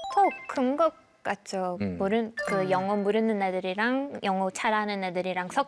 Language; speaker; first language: Korean; non-native, fluent; English